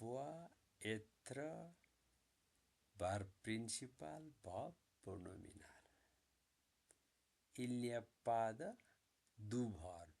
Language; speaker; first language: French; non-native, learner; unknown